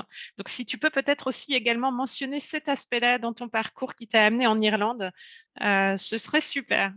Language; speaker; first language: French; native; French